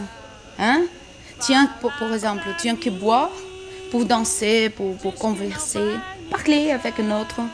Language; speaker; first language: French; non-native, learner; Portuguese